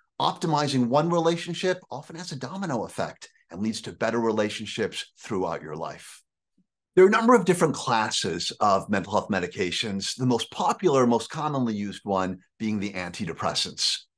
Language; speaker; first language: English; native; English